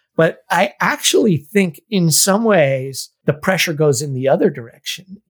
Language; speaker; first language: English; native; English